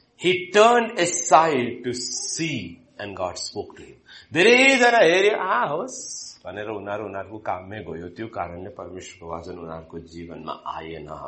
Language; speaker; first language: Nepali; non-native, fluent; Malayalam